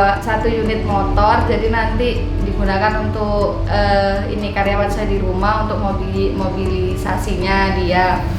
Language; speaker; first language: Indonesian; native; Indonesian